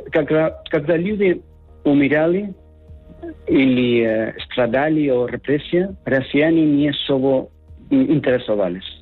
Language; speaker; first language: Russian; non-native, learner; Spanish